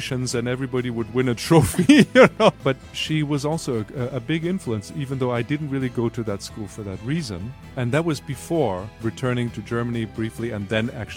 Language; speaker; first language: English; non-native, fluent; German